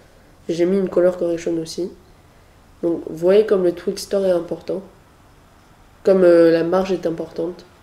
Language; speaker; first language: French; native; French